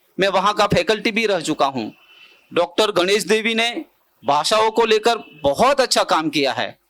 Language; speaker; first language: Hindi; non-native, local second language; Bhili